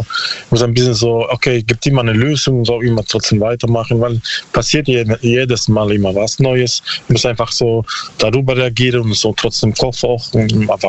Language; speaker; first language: German; non-native, learner; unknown